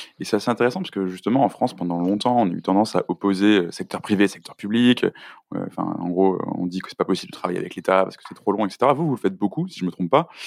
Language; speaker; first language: French; native; French